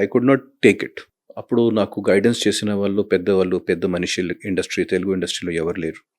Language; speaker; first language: Telugu; non-native, fluent; Hindi